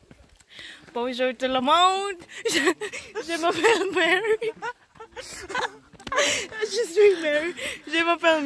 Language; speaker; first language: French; non-native, learner; English